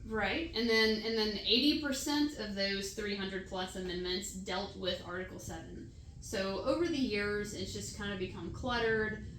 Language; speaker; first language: English; native; English